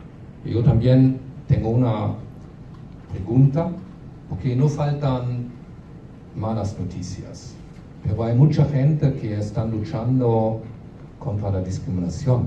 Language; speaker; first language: Spanish; non-native, fluent; German